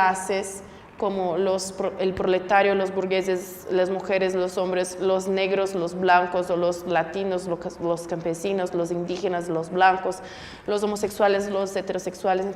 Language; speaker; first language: Spanish; non-native, fluent; Portuguese